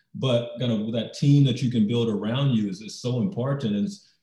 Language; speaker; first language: English; native; English